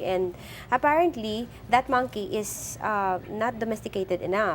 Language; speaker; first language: English; non-native, local second language; Filipino